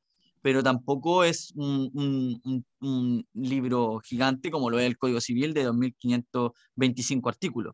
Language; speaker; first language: Spanish; native; Spanish